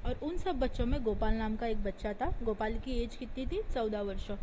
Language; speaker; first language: Hindi; non-native, local second language; Marathi